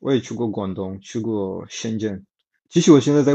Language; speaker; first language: Chinese; non-native, learner; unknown